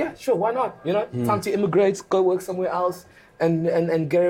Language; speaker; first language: English; early bilingual, other home language; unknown